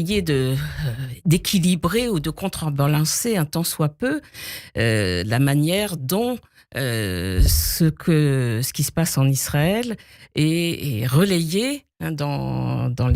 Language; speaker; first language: French; native; French